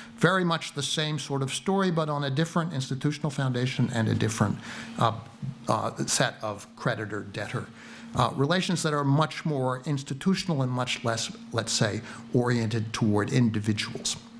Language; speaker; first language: English; native; English